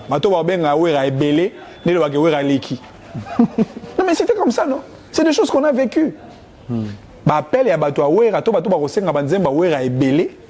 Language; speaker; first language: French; non-native, local second language; Lingala